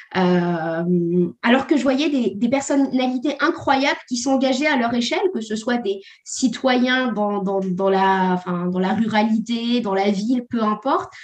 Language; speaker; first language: French; native; French